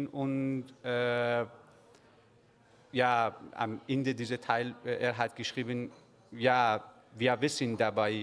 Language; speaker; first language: German; non-native, learner; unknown